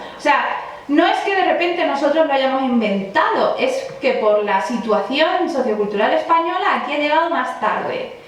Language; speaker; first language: Spanish; early bilingual, other home language; Chinese